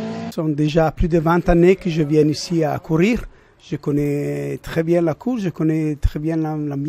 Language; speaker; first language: French; non-native, learner; Italian